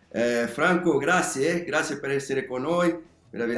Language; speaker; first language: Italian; non-native, learner; Spanish